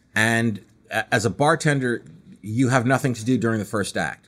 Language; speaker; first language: English; native; English